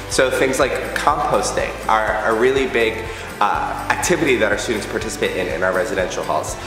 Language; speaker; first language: English; native; English